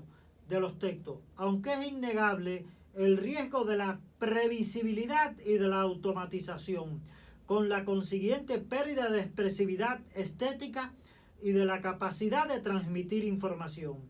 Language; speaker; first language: Spanish; native; Spanish